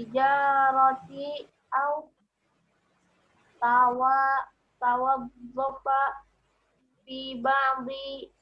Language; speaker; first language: Arabic; non-native, learner; Indonesian